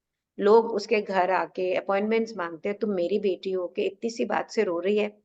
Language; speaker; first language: Hindi; native; Hindi